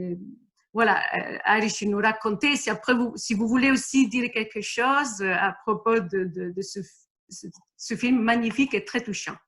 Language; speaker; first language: French; non-native, fluent; Italian